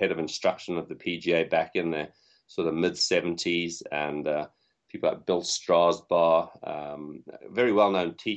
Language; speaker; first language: English; native; English